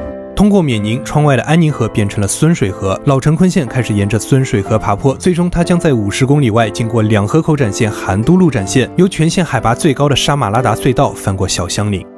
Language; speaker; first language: Chinese; native; Chinese